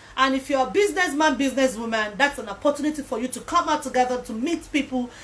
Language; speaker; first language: English; non-native, local second language; Yoruba